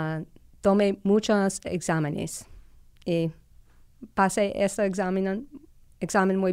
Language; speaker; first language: Spanish; non-native, fluent; English